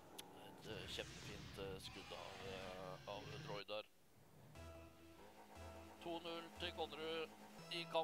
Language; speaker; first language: Norwegian; native; Norwegian